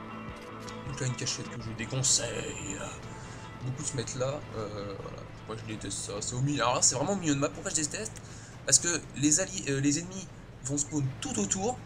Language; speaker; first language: French; native; French